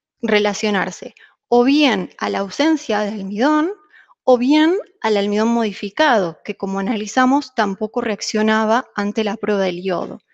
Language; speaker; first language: Spanish; native; Spanish